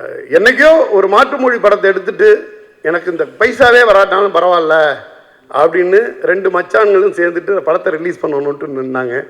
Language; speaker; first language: Tamil; native; Tamil